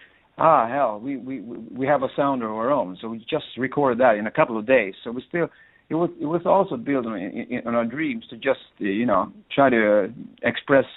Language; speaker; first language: English; non-native, fluent; Swedish